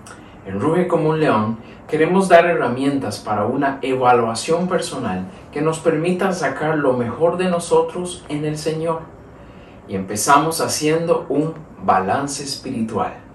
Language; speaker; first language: Spanish; native; Spanish